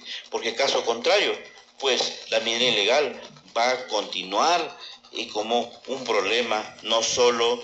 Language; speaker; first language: Spanish; native; Spanish